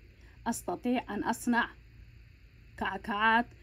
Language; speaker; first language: Arabic; non-native, local second language; Somali